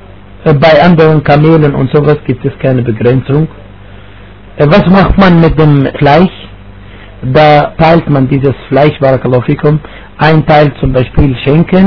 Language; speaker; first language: German; non-native, fluent; Arabic